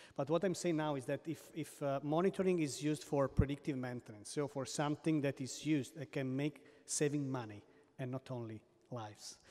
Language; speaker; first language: English; non-native, fluent; Italian